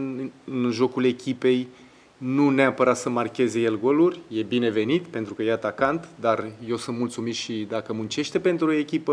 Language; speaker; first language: Romanian; non-native, fluent; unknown